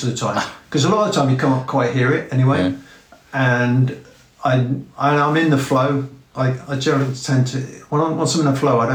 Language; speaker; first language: English; native; English